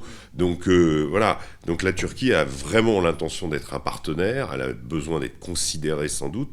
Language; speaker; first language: French; native; French